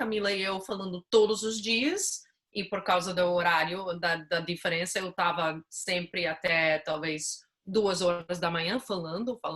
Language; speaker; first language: Portuguese; non-native, fluent; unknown